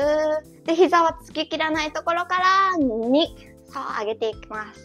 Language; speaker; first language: Japanese; native; Japanese